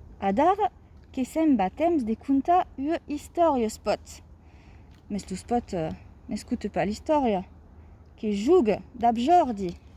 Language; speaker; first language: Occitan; non-native, local second language; French